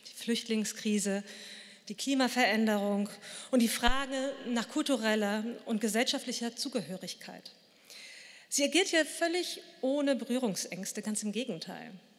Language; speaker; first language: German; native; German